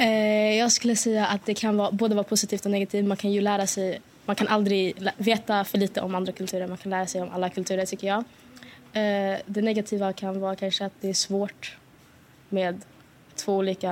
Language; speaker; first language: Swedish; early bilingual, other home language; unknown